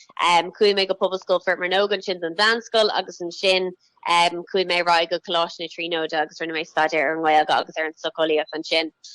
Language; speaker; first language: Irish; native; Irish